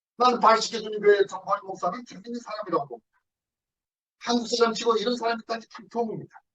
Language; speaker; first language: Korean; native; Korean